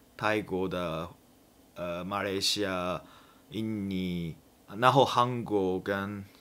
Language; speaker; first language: Chinese; non-native, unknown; Japanese